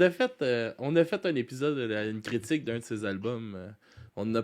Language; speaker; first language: French; native; French